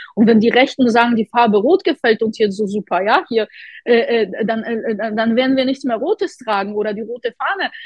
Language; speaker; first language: German; non-native, fluent; Polish